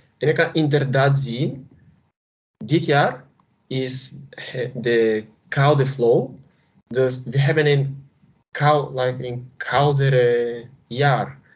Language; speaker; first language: Dutch; non-native, learner; Bulgarian